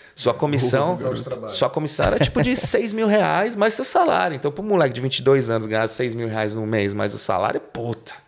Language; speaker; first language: Portuguese; non-native, local second language; Spanish